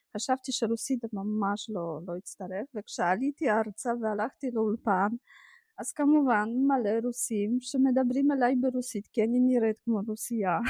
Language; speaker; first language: Hebrew; non-native, fluent; Polish